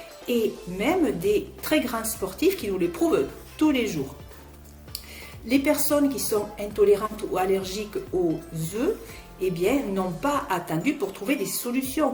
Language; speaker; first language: French; native; French